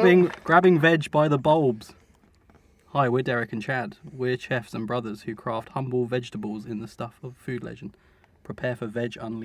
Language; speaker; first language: English; native; English